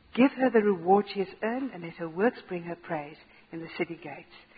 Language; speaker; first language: English; non-native, local second language; Afrikaans